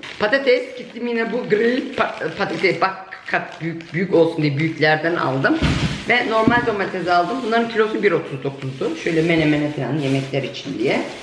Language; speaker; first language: Turkish; early bilingual, heritage; Turkish